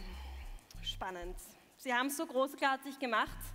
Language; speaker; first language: German; native; German